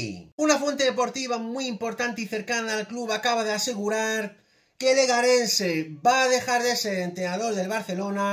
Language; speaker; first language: Spanish; native; Spanish